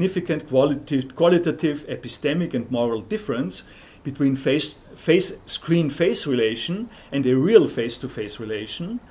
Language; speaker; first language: English; non-native, fluent; German